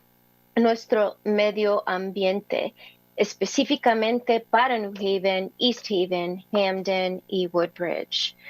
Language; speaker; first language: Spanish; early bilingual, heritage; English